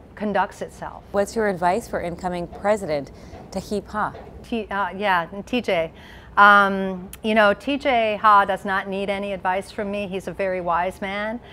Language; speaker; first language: English; native; English